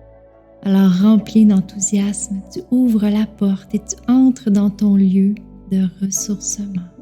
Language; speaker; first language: French; native; French